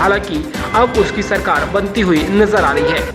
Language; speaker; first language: Hindi; native; Hindi